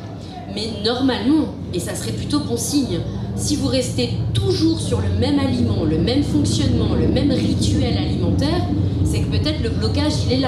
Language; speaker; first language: French; native; French